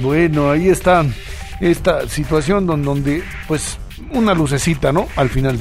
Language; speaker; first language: Spanish; native; Spanish